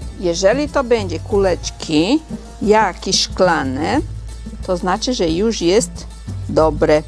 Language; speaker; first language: Polish; non-native, learner; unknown